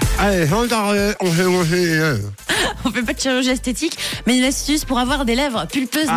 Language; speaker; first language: French; native; French